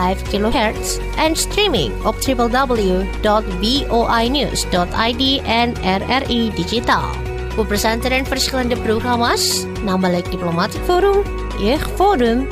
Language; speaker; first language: Dutch; non-native, fluent; Indonesian